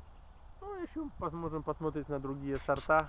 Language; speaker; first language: Russian; non-native, fluent; Polish